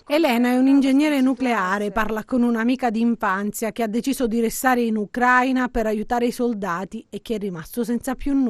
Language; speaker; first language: Italian; native; Italian